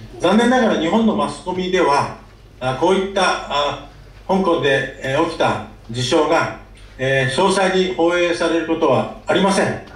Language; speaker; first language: Japanese; native; Japanese